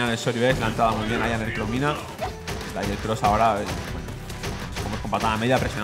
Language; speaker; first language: Spanish; native; Spanish